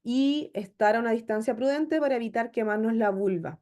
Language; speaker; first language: Spanish; native; Spanish